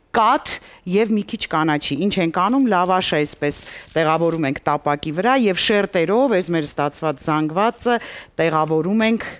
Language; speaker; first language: Armenian; native; Armenian